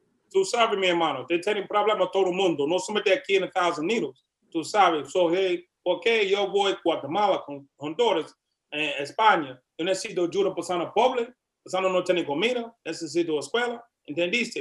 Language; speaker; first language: Spanish; non-native, learner; English